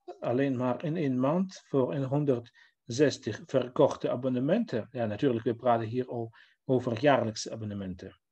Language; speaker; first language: Dutch; non-native, fluent; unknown